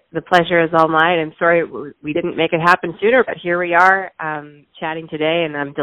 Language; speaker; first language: English; native; English